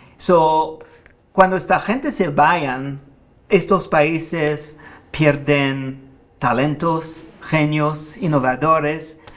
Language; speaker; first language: Spanish; non-native, fluent; French